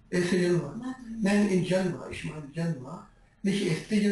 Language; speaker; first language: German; non-native, learner; Urdu